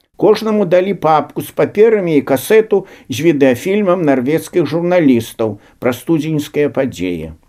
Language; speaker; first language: Belarusian; native; Belarusian